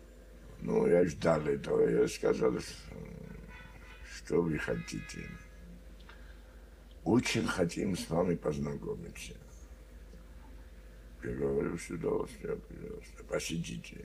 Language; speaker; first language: Russian; non-native, learner; Georgian